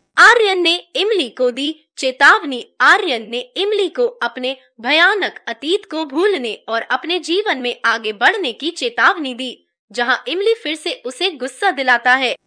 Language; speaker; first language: Hindi; native; Hindi